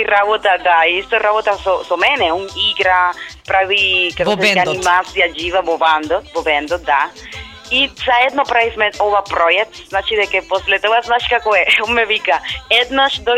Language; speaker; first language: Macedonian; non-native, learner; Spanish